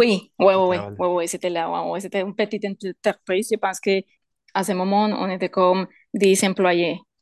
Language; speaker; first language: French; non-native, learner; Spanish